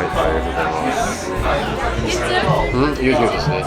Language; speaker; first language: Japanese; non-native, learner; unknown